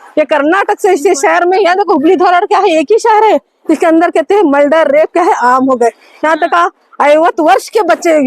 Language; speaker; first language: Hindi; non-native, local second language; Urdu